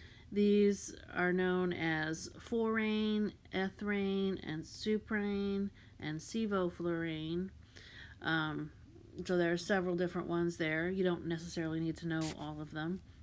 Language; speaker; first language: English; native; English